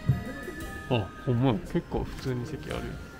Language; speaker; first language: Japanese; native; Japanese